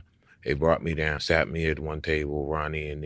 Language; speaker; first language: English; native; English